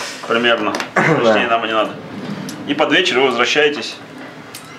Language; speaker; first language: Russian; native; Russian